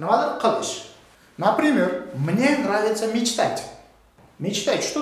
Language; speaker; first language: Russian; non-native, local second language; Uzbek